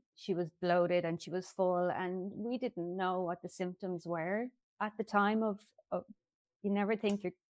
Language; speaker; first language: English; native; English